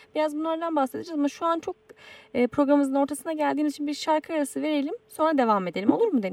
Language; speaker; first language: Turkish; native; Turkish